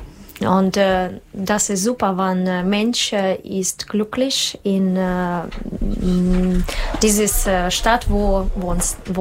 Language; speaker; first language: German; non-native, learner; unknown